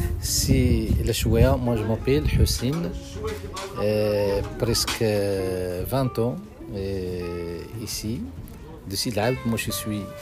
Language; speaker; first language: French; non-native, learner; Arabic